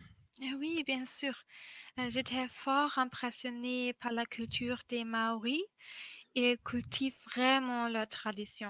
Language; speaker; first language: French; non-native, fluent; German